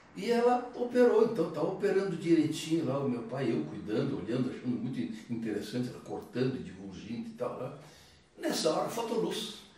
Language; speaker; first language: Portuguese; early bilingual, other home language; Italian